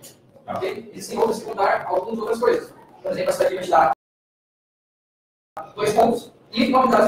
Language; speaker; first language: Portuguese; native; Portuguese